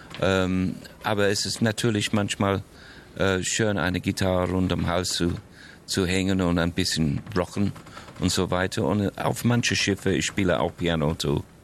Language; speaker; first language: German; non-native, fluent; English